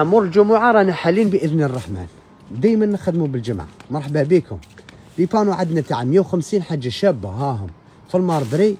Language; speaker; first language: Arabic; native; Arabic